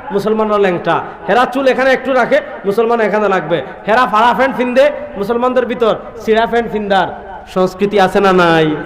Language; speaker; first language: Bangla; native; Bangla